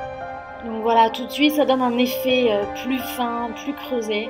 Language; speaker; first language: French; native; French